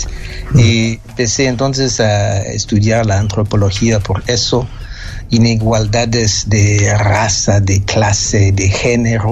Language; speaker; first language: Spanish; non-native, fluent; French